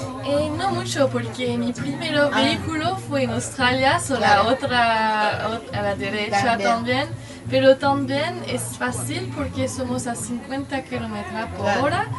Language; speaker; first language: Spanish; non-native, learner; French